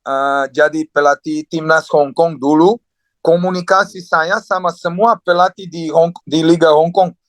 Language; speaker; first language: Indonesian; non-native, fluent; Serbian